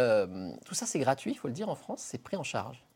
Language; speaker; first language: French; native; French